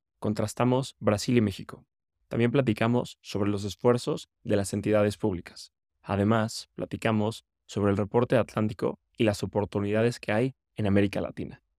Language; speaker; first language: Spanish; native; Spanish